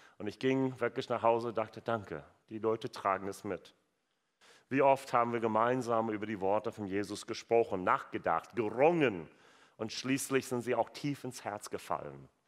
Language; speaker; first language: German; non-native, fluent; English